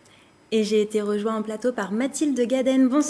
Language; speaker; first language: French; native; French